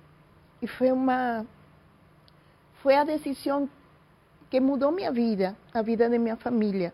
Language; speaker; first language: Portuguese; non-native, fluent; Spanish